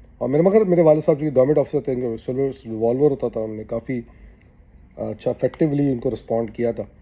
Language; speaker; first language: Urdu; native; Urdu